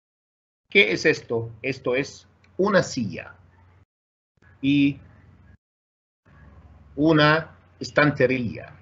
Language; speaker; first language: Spanish; non-native, fluent; Arabic